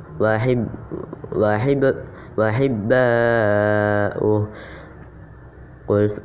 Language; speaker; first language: Arabic; non-native, learner; Indonesian